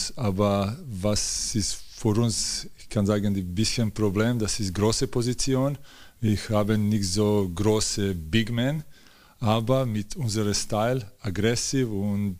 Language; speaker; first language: German; non-native, learner; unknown